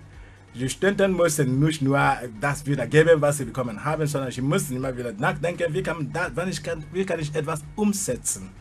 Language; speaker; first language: German; non-native, fluent; Igbo